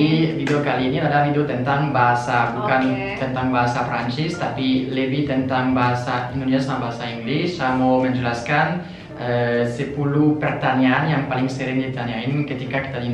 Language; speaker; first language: Indonesian; non-native, fluent; French